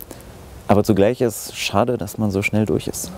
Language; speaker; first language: German; native; German